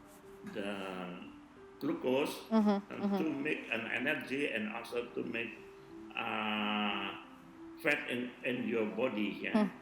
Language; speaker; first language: English; non-native, learner; Indonesian